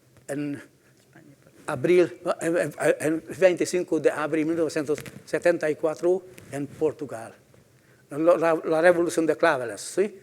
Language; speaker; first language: Spanish; non-native, fluent; Hungarian